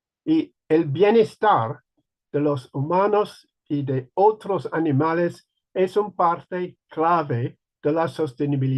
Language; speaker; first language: Spanish; non-native, learner; English